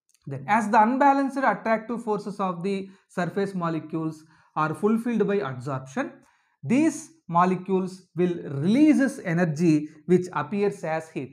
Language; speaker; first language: English; non-native, local second language; Telugu